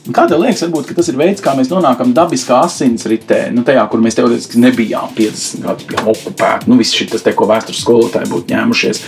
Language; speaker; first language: Latvian; native; Latvian